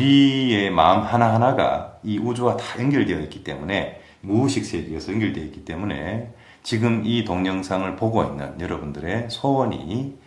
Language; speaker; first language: Korean; native; Korean